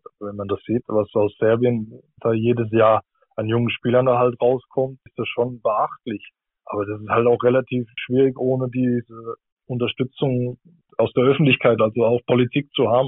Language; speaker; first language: German; native; German